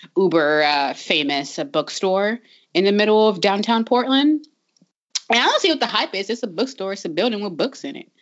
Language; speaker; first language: English; native; English